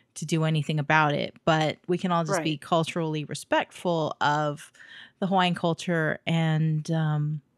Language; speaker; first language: English; native; English